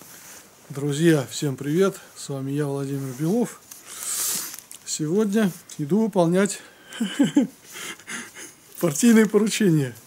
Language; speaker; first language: Russian; native; Russian